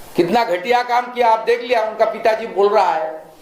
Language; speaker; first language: Hindi; non-native, local second language; Bangla